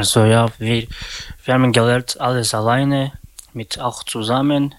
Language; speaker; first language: German; non-native, learner; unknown